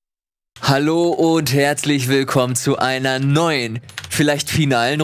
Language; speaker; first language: German; native; German